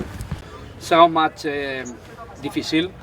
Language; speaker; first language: French; non-native, fluent; Spanish